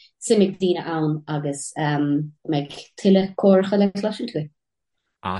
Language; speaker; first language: Irish; native; Irish